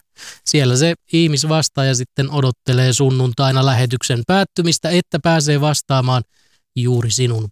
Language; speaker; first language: Finnish; native; Finnish